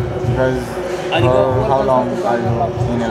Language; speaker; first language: English; non-native, fluent; Romanian